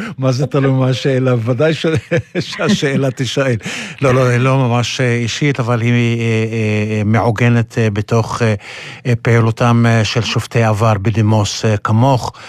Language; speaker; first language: Hebrew; non-native, local second language; Arabic